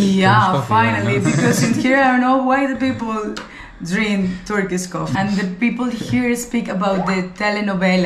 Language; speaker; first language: English; non-native, learner; Spanish